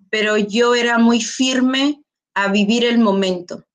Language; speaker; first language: Spanish; early bilingual, heritage; Spanish